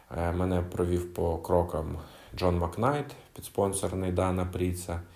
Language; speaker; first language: Ukrainian; non-native, local second language; Russian